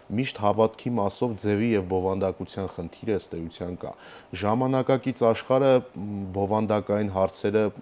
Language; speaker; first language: Armenian; native; Armenian